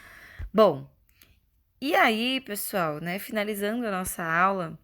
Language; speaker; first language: Portuguese; native; Portuguese